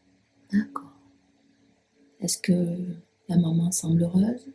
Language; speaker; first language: French; native; French